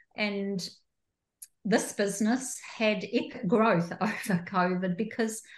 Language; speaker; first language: English; native; English